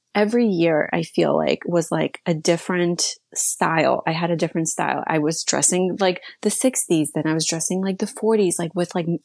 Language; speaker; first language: English; early bilingual, other home language; Slovak